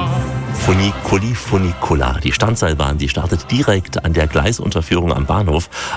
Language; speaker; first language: German; native; German